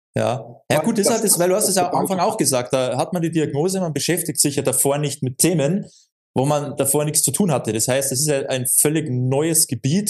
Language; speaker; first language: German; native; German